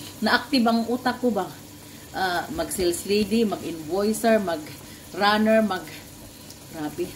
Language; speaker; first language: Filipino; non-native, local second language; Cebuano